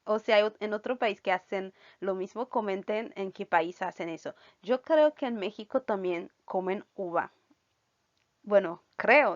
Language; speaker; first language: Spanish; non-native, fluent; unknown